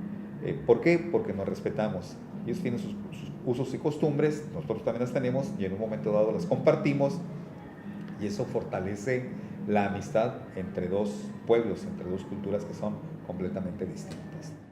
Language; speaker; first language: Spanish; native; Spanish